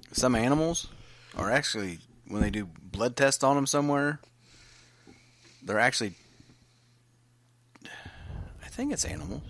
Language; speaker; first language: English; native; English